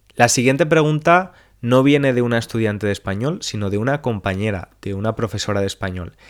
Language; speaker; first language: Spanish; native; Spanish